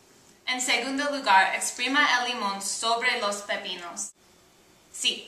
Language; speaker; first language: Spanish; non-native, learner; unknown